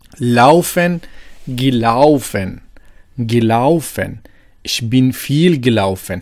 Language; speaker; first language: German; non-native, fluent; Arabic